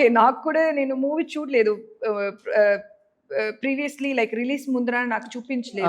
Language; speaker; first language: Telugu; non-native, learner; Tamil